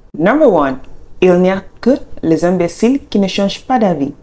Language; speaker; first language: French; non-native, fluent; English